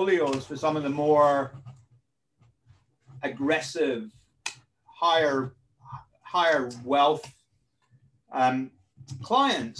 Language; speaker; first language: English; native; English